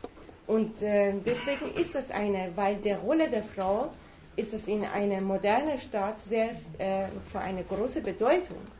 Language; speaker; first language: German; non-native, fluent; Persian